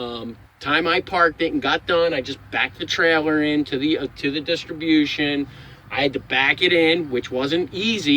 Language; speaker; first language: English; native; English